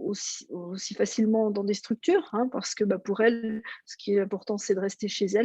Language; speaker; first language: French; native; French